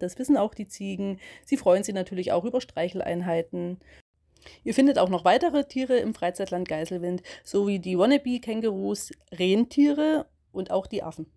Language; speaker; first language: German; native; German